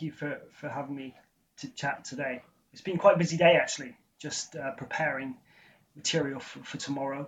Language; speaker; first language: English; native; English